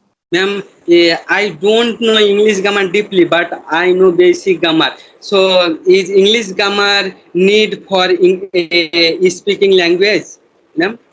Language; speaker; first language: English; non-native, learner; Bangla